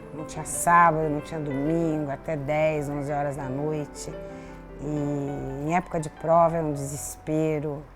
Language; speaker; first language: Portuguese; native; Portuguese